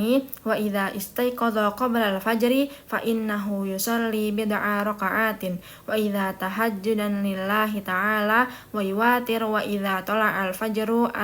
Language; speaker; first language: Arabic; non-native, learner; Indonesian